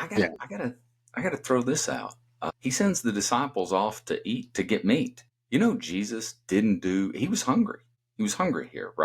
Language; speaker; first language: English; native; English